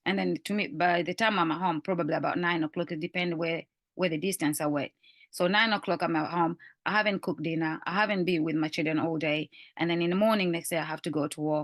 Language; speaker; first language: English; non-native, fluent; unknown